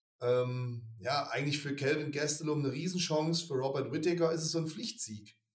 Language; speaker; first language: German; native; German